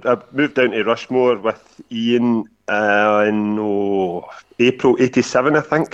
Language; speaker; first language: English; native; English